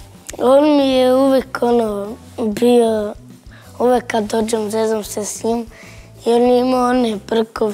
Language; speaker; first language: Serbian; non-native, local second language; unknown